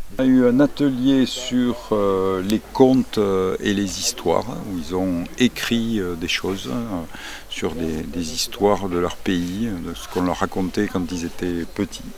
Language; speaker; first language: French; native; French